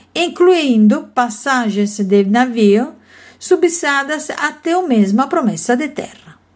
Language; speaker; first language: Portuguese; non-native, learner; Italian